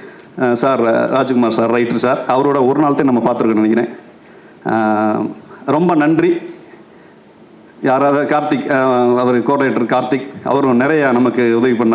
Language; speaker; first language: Tamil; native; Tamil